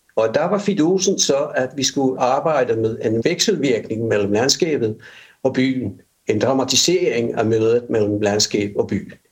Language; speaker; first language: Danish; non-native, fluent; Finnish